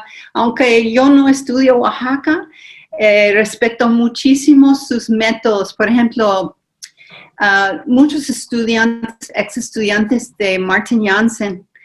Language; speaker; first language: Spanish; non-native, fluent; English